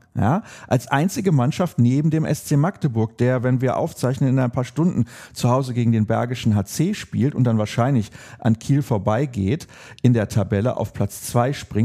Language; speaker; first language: German; native; German